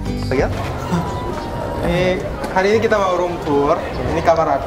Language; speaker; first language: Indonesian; non-native, fluent; Korean